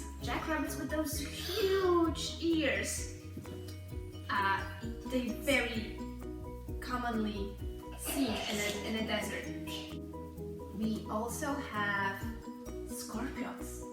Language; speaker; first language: English; non-native, fluent; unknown